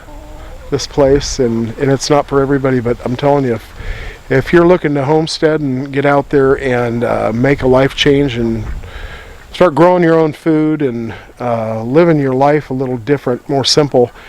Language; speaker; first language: English; native; English